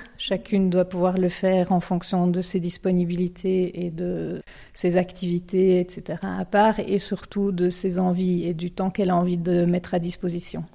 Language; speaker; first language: French; native; French